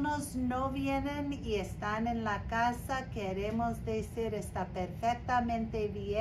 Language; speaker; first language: Spanish; non-native, learner; English